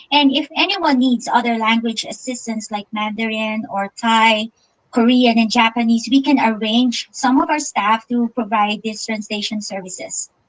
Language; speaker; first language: English; non-native, local second language; Filipino